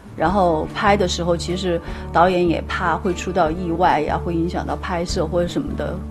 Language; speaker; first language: Chinese; native; Chinese